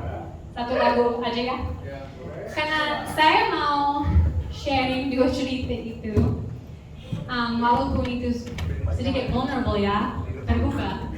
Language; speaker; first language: Indonesian; non-native, fluent; English